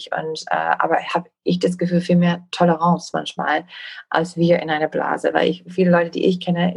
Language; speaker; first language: German; non-native, fluent; English